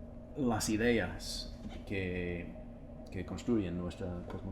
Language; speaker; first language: Spanish; non-native, fluent; English